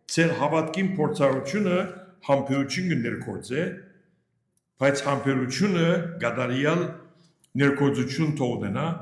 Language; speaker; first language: Armenian; early bilingual, heritage; Armenian